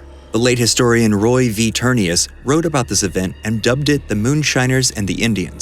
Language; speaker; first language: English; native; English